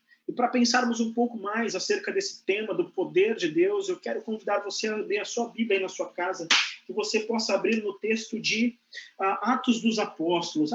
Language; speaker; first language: Portuguese; native; Portuguese